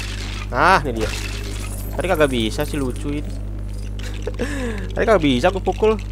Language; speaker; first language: Indonesian; native; Indonesian